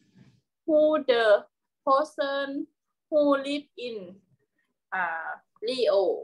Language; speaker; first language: English; non-native, learner; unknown